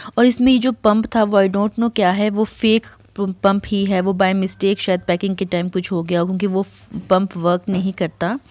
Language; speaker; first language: Hindi; native; Hindi